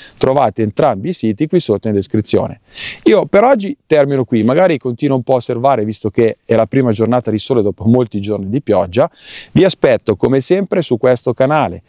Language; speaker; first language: Italian; native; Italian